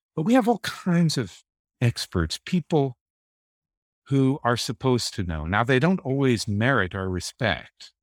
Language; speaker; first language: English; native; English